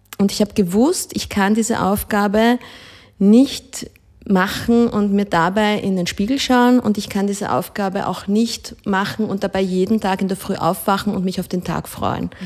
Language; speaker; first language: German; early bilingual, other home language; Spanish